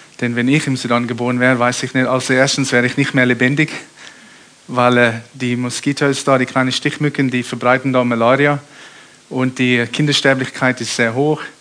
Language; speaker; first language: German; early bilingual, heritage; German